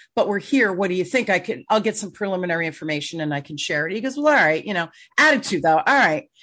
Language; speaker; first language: English; native; English